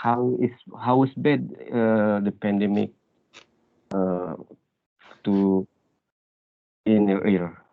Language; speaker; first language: English; non-native, learner; Indonesian